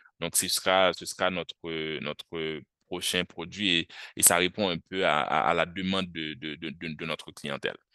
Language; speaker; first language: French; non-native, local second language; Haitian Creole